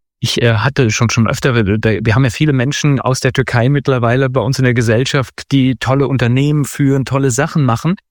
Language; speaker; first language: German; native; German